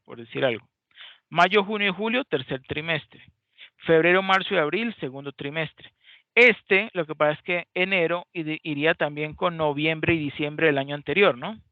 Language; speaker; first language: Spanish; native; Spanish